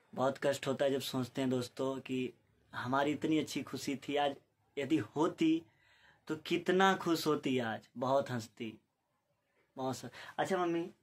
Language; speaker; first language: Hindi; native; Hindi